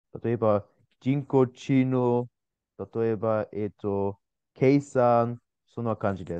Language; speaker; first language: Japanese; non-native, learner; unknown